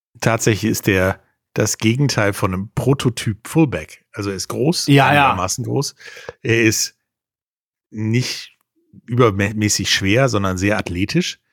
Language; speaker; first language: German; native; German